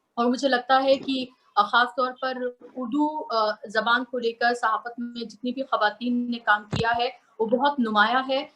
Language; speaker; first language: Urdu; native; Urdu